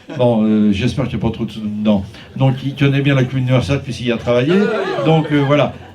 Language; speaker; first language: French; native; French